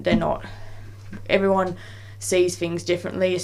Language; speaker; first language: English; native; English